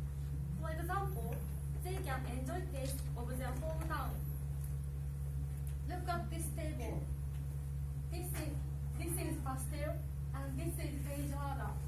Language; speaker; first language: English; non-native, learner; Japanese